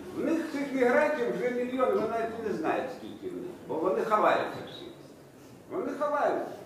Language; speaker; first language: Ukrainian; non-native, local second language; Russian